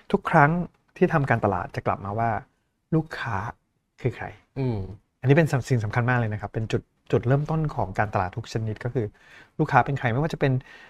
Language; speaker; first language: Thai; native; Thai